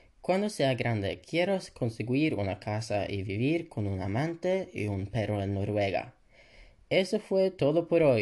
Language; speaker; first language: Spanish; non-native, learner; Norwegian